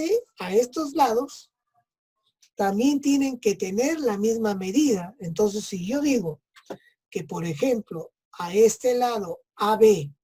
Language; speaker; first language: Spanish; native; Spanish